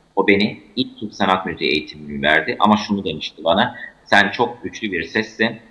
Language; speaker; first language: Turkish; native; Turkish